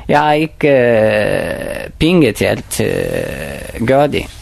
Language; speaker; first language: Danish; non-native, learner; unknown